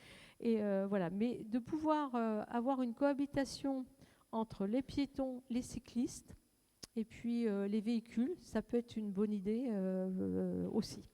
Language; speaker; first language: French; native; French